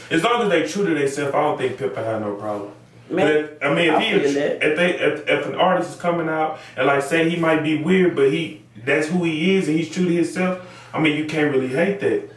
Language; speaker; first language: English; native; English